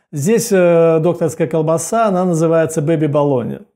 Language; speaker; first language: Russian; native; Russian